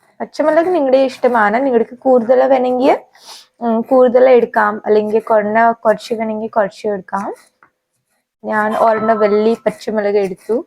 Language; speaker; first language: Malayalam; non-native, local second language; Hindi